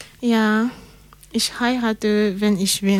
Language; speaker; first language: German; non-native, learner; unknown